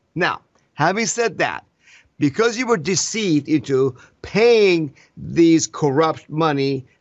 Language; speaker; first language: English; non-native, fluent; Persian